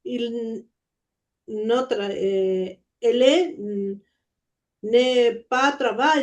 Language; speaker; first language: French; non-native, learner; Spanish